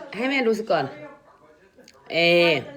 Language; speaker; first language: Finnish; non-native, learner; Thai